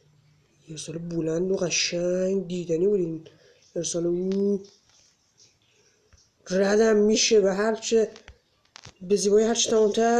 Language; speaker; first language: Persian; native; Persian